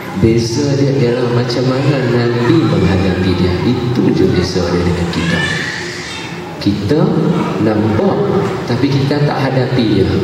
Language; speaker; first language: Malay; native; Malay